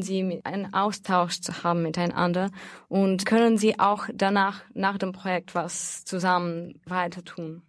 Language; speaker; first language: German; non-native, fluent; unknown